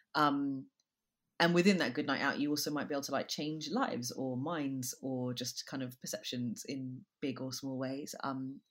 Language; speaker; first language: English; native; English